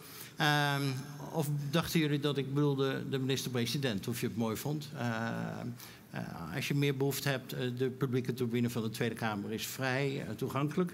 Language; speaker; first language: Dutch; native; Dutch